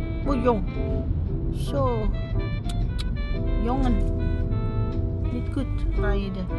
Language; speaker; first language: Dutch; non-native, learner; Indonesian